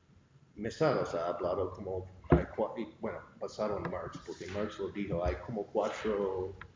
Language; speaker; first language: Spanish; non-native, fluent; English